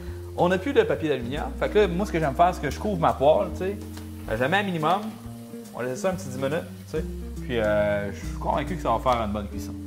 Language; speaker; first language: French; native; French